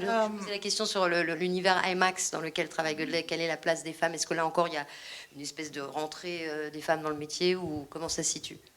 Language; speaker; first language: French; native; French